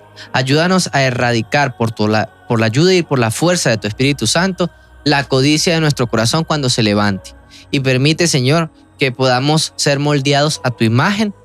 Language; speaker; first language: Spanish; native; Spanish